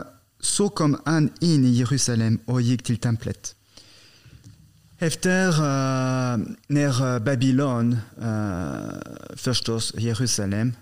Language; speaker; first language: Swedish; non-native, fluent; French